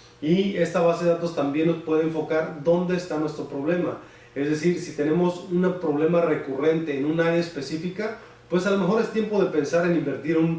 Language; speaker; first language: Spanish; native; Spanish